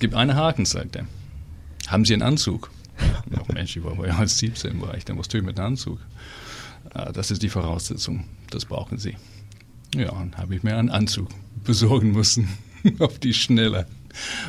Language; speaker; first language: German; non-native, fluent; English